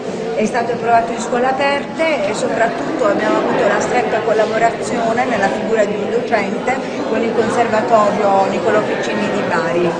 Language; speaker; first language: Italian; native; Italian